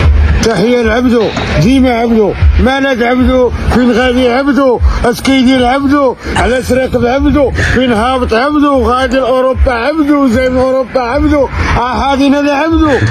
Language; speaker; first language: Arabic; native; Arabic